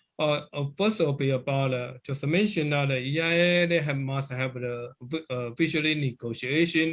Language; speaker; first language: English; non-native, learner; Chinese